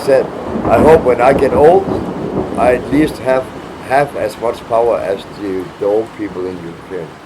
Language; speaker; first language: English; non-native, fluent; Danish